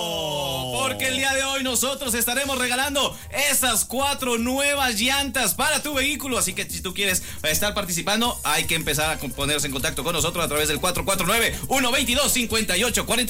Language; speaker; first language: Spanish; native; Spanish